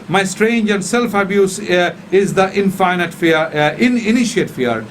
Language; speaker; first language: English; non-native, fluent; Bangla